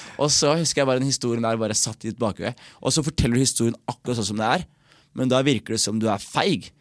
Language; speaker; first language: Norwegian; early bilingual, other home language; Somali